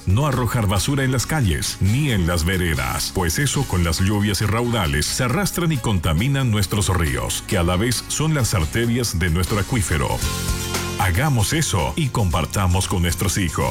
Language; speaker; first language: Spanish; native; Spanish